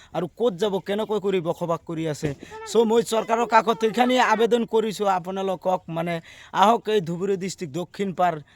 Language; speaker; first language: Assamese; non-native, local second language; Bangla